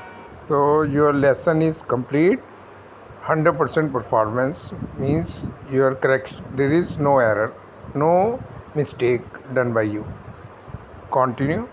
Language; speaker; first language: English; non-native, local second language; Hindi